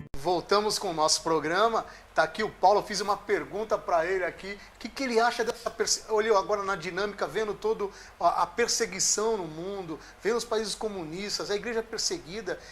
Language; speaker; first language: Portuguese; native; Portuguese